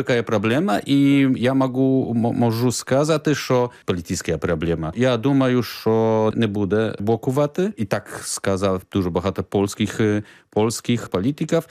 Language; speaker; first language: Ukrainian; non-native, learner; Polish